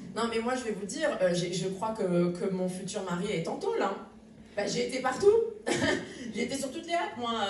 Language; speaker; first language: French; native; French